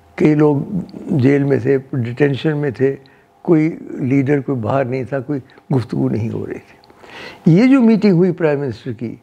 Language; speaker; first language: Hindi; non-native, local second language; Dogri